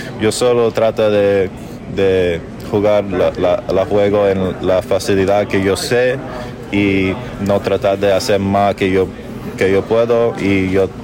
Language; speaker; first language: Spanish; early bilingual, heritage; English